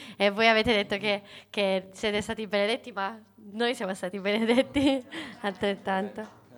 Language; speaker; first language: Italian; native; Italian